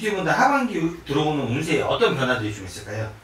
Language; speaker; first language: Korean; native; Korean